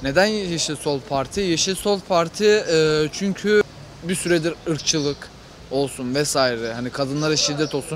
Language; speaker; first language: Turkish; native; Turkish